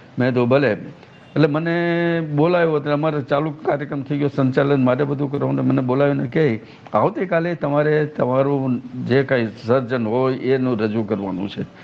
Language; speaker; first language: Gujarati; native; Gujarati